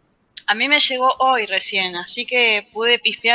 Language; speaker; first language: Spanish; native; Spanish